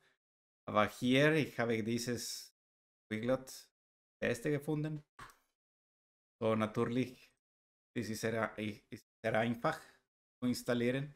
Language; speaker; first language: German; non-native, learner; Spanish